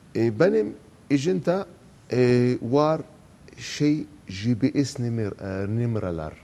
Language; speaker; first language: Turkish; non-native, learner; Arabic